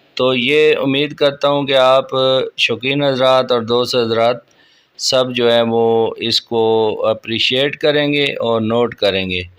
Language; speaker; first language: Urdu; non-native, local second language; Punjabi